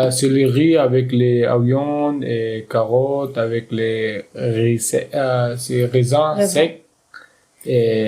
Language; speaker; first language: French; non-native, learner; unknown